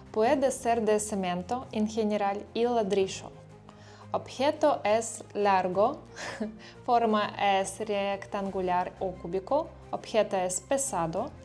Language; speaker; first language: Spanish; non-native, learner; Russian